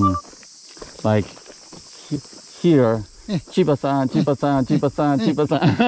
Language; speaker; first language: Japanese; non-native, learner; English